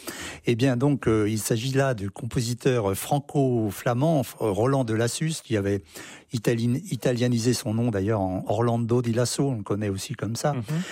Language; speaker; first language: French; native; French